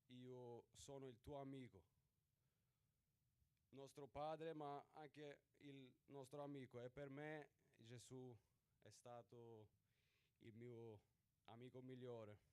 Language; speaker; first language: Italian; non-native, learner; Swedish